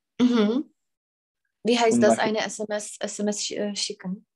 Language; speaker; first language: German; non-native, fluent; Czech